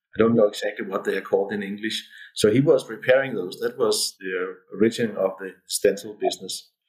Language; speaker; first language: English; non-native, fluent; Danish